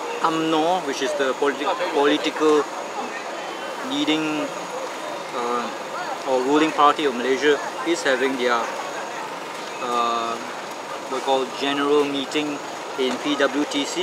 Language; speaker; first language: English; non-native, local second language; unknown